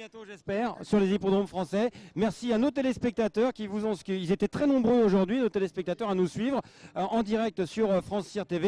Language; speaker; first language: French; native; French